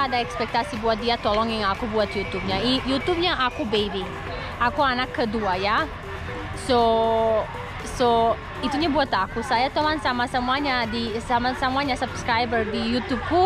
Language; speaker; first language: Indonesian; non-native, learner; English